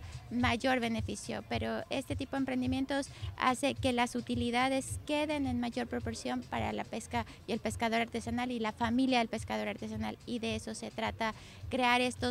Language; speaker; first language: Spanish; native; Spanish